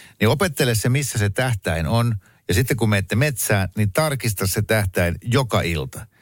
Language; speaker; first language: Finnish; native; Finnish